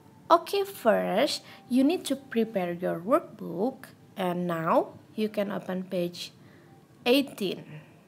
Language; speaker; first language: English; non-native, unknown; Indonesian